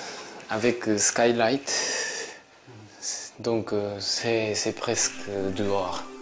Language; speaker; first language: French; non-native, learner; Japanese